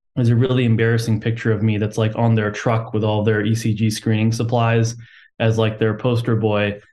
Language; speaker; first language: English; native; English